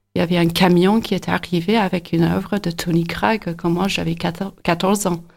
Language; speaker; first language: French; non-native, fluent; English